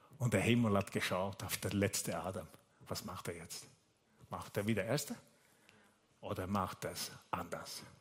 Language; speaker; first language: German; non-native, fluent; Italian